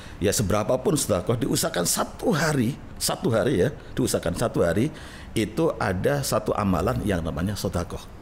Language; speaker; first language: Indonesian; native; Indonesian